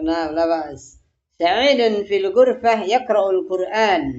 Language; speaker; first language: Arabic; non-native, fluent; Indonesian